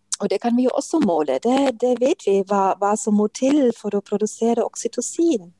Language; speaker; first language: Norwegian; non-native, fluent; German